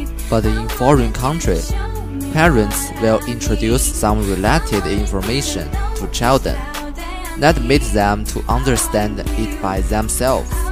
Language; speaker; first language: English; non-native, learner; Chinese